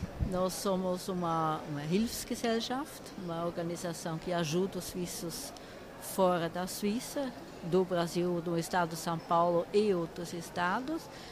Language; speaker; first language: Portuguese; non-native, fluent; German